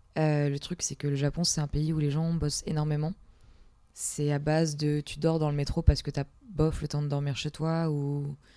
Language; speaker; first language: French; native; French